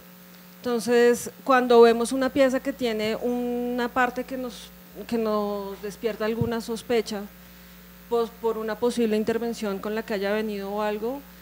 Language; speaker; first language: Spanish; native; Spanish